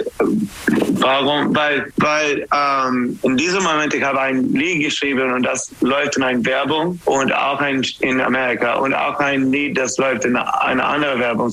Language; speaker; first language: German; non-native, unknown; English